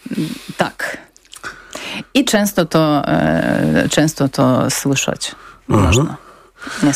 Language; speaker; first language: Polish; non-native, learner; Ukrainian